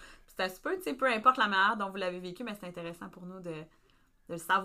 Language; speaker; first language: French; native; French